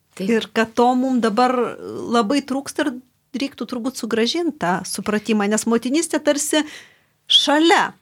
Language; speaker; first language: Lithuanian; native; Lithuanian